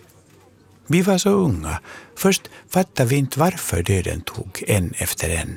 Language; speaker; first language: Swedish; native; Swedish